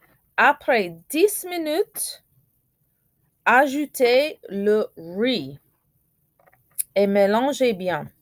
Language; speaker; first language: French; non-native, fluent; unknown